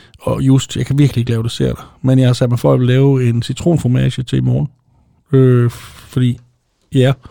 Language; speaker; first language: Danish; native; Danish